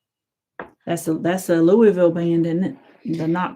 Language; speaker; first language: English; native; English